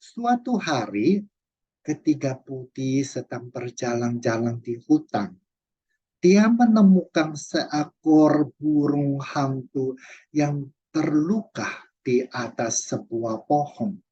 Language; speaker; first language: Indonesian; non-native, fluent; Chinese